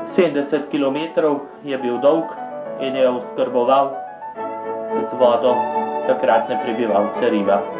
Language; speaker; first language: Slovenian; native; Slovenian